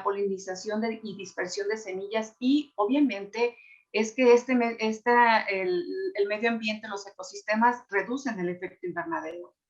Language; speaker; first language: Spanish; native; Spanish